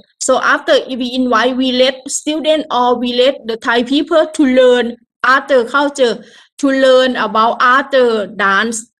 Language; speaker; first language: English; non-native, learner; Thai